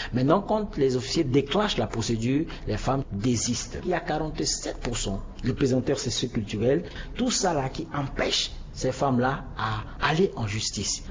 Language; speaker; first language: French; non-native, local second language; Sango